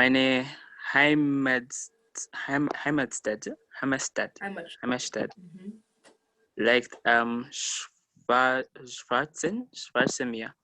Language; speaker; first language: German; non-native, learner; English